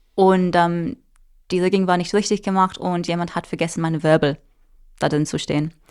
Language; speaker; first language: German; non-native, fluent; English